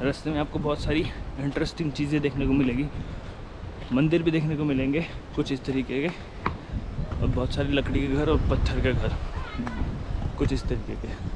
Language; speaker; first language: Hindi; native; Hindi